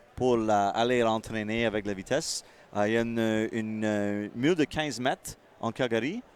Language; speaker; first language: French; non-native, local second language; English